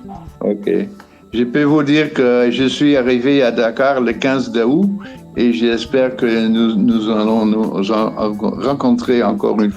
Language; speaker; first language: French; non-native, fluent; Dutch